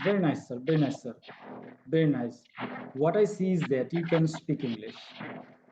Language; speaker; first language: English; non-native, fluent; Bangla